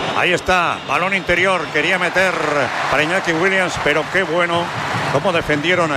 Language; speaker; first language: Spanish; native; Spanish